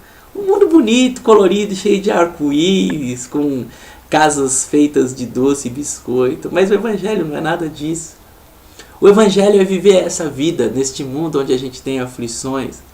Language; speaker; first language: Portuguese; native; Portuguese